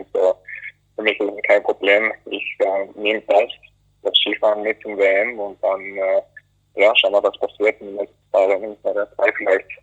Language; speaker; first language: German; early bilingual, other home language; Greek